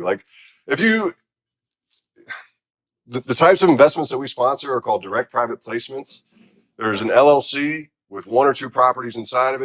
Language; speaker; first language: English; native; English